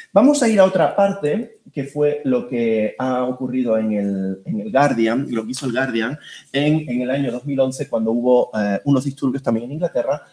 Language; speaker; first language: Spanish; native; Spanish